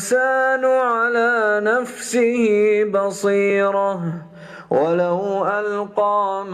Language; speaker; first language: Arabic; native; Arabic